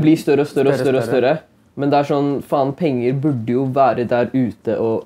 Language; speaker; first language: Norwegian; native; Norwegian